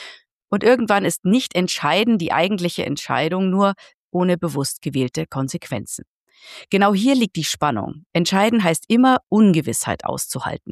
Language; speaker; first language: German; native; German